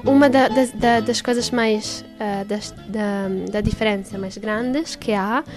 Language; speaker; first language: Portuguese; non-native, learner; Italian